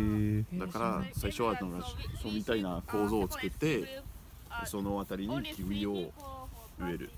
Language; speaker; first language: Japanese; non-native, fluent; French